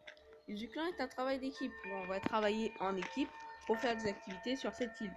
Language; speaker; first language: French; native; French